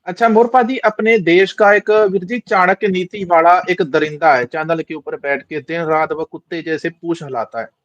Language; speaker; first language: Hindi; non-native, local second language; Punjabi